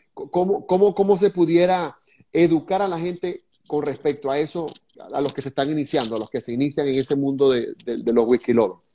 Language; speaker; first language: Spanish; native; Spanish